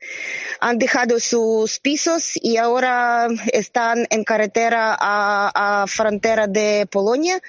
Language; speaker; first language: Spanish; non-native, learner; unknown